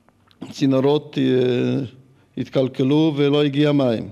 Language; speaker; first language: Hebrew; early bilingual, other home language; Hungarian